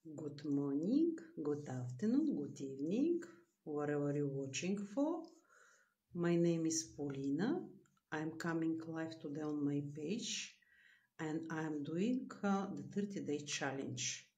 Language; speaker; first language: English; non-native, learner; Bulgarian